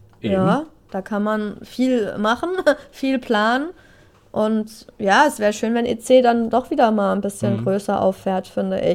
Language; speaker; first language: German; native; German